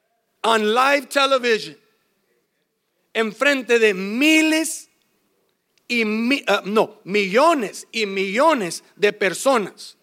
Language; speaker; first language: Spanish; early bilingual, heritage; English